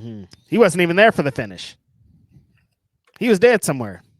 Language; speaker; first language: English; native; English